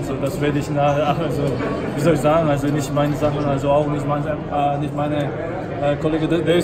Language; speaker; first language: German; non-native, fluent; Korean